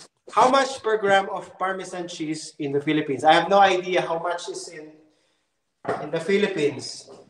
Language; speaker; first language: English; non-native, local second language; Filipino